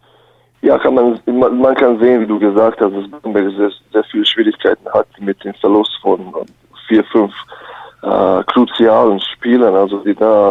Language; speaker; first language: German; early bilingual, other home language; Bosnian